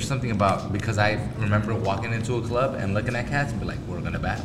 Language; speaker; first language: English; early bilingual, other home language; Spanish